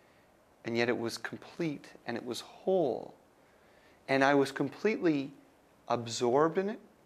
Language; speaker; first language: English; native; English